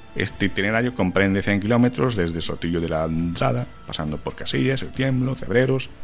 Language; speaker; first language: Spanish; native; Spanish